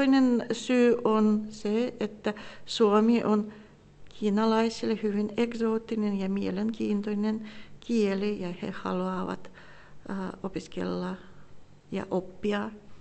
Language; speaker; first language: Finnish; non-native, fluent; Russian